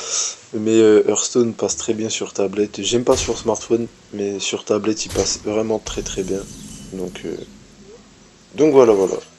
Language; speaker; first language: French; native; French